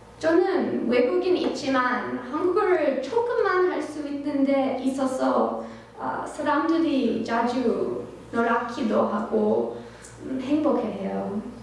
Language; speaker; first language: Korean; non-native, fluent; English